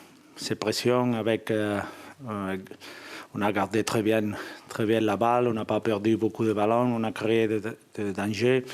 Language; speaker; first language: French; non-native, fluent; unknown